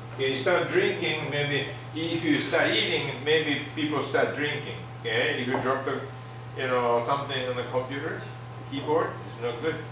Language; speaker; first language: English; non-native, fluent; Japanese